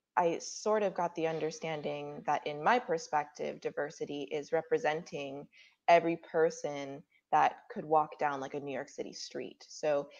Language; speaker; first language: English; native; English